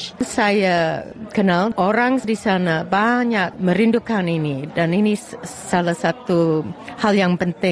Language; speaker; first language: Indonesian; non-native, fluent; English